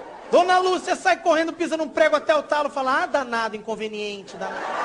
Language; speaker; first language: Portuguese; native; Portuguese